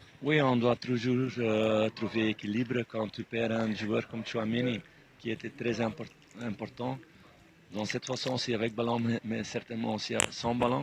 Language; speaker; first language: French; non-native, fluent; Dutch